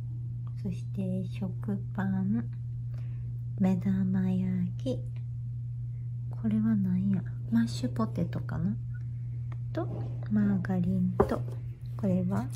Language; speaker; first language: Japanese; native; Japanese